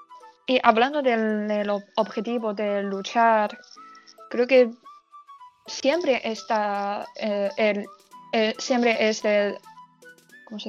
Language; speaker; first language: Spanish; non-native, learner; Chinese